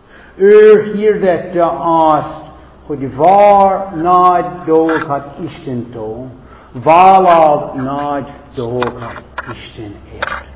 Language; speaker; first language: Hungarian; non-native, fluent; English